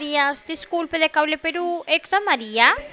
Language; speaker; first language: Spanish; native; Spanish